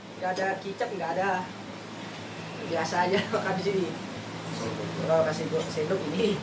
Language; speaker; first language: Indonesian; non-native, local second language; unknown